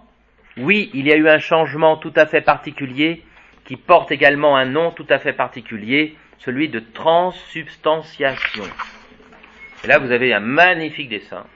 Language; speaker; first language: French; native; French